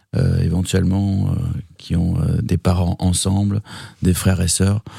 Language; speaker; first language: French; native; French